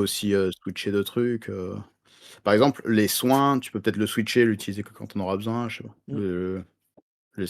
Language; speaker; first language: French; native; French